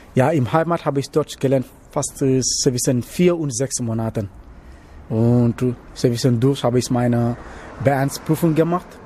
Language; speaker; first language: German; non-native, learner; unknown